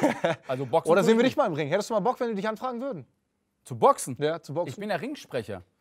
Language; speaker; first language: German; early bilingual, other home language; Turkish